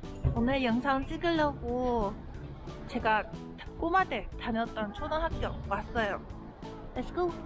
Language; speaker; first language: Korean; early bilingual, heritage; Korean